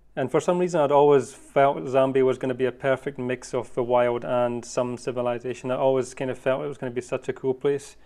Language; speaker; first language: English; native; English